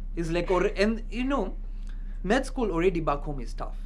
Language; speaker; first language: English; non-native, local second language; Kikuyu